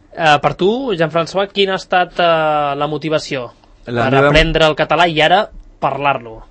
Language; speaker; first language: Catalan; native; Catalan